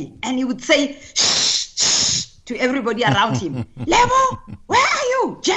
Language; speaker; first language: English; non-native, local second language; Tswana